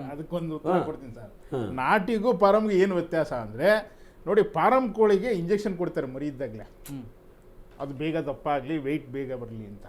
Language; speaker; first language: Kannada; native; Kannada